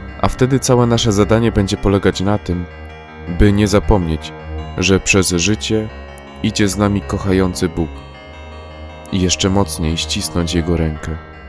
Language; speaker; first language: Polish; native; Polish